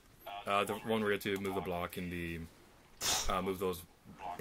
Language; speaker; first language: English; native; English